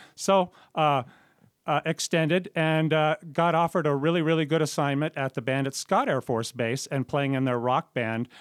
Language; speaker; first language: English; native; English